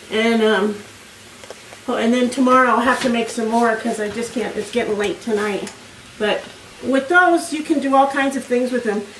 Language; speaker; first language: English; native; English